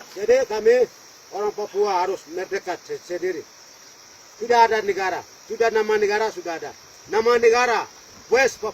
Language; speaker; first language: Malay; non-native, local second language; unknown